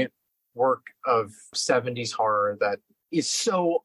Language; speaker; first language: English; native; English